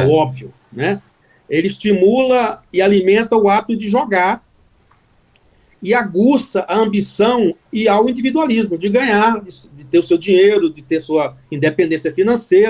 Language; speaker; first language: Portuguese; native; Portuguese